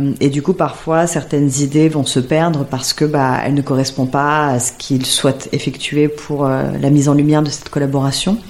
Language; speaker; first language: French; native; French